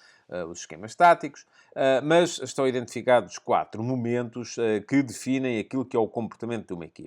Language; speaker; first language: Portuguese; native; Portuguese